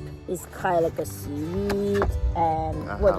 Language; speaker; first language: English; non-native, learner; Thai